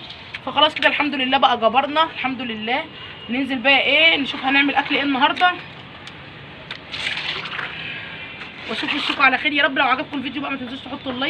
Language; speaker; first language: Arabic; native; Arabic